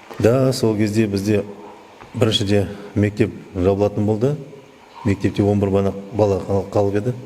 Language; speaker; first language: Kazakh; native; Kazakh